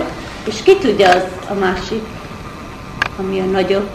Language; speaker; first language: Hungarian; non-native, learner; Hebrew